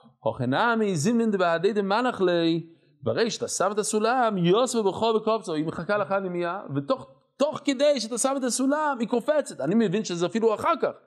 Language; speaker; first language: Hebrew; non-native, fluent; English